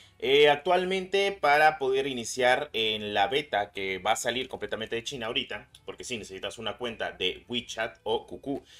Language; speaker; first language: Spanish; native; Spanish